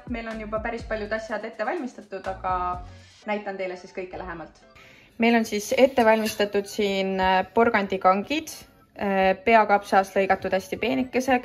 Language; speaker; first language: Estonian; native; Estonian